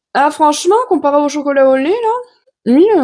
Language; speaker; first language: French; native; French